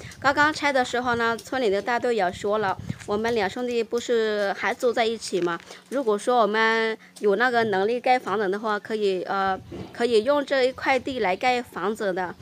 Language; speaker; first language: Chinese; non-native, fluent; Lao